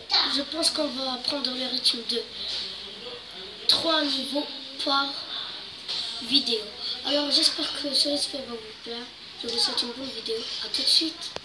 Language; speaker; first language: French; native; French